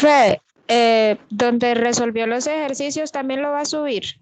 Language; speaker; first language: Spanish; native; Spanish